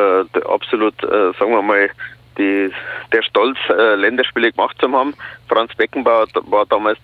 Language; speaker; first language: German; native; German